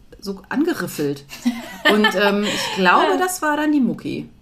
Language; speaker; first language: German; native; German